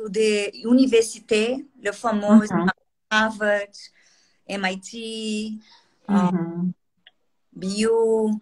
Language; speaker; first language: French; non-native, learner; Portuguese